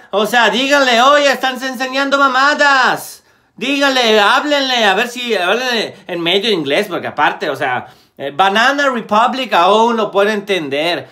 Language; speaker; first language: Spanish; non-native, fluent; Italian